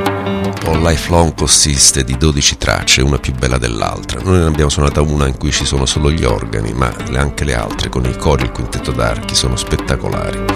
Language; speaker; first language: Italian; native; Italian